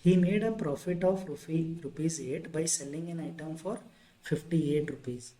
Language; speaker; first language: English; non-native, local second language; Kannada